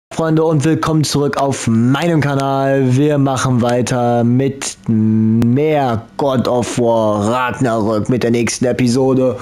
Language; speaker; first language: German; native; German